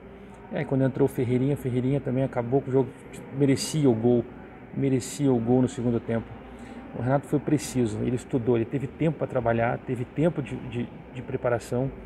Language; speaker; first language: Portuguese; native; Portuguese